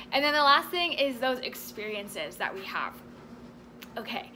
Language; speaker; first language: English; native; English